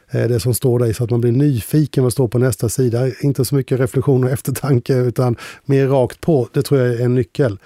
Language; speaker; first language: Swedish; native; Swedish